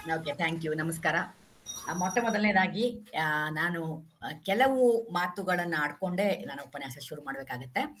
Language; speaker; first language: Kannada; native; Kannada